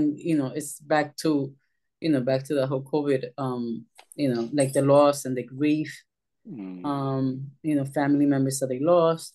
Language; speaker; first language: English; early bilingual, other home language; Spanish